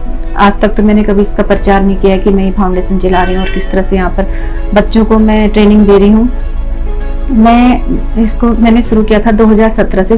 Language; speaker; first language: Hindi; native; Hindi